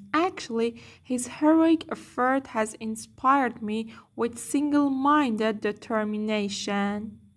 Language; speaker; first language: English; non-native, fluent; Persian